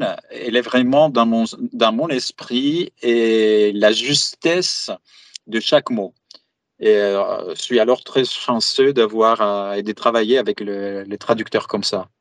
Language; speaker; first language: French; non-native, fluent; Greek